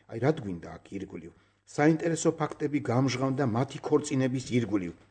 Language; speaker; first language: Georgian; native; Georgian